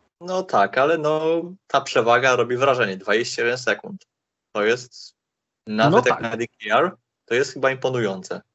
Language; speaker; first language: Polish; native; Polish